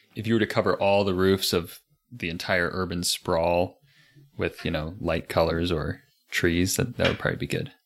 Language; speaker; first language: English; native; English